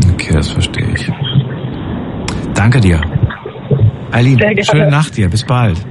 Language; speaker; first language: German; native; German